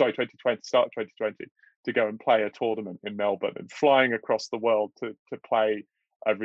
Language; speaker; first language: English; native; English